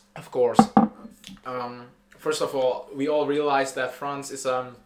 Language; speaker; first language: English; non-native, fluent; Indonesian